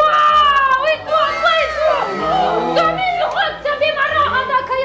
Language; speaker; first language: Indonesian; non-native, learner; Russian